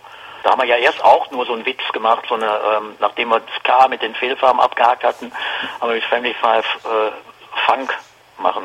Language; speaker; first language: German; native; German